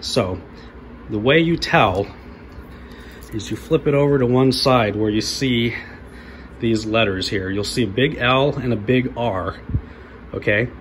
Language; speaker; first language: English; native; English